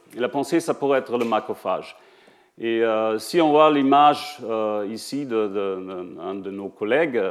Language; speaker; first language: French; non-native, fluent; German